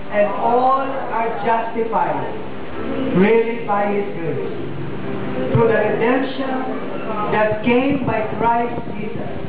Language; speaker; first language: English; non-native, local second language; Filipino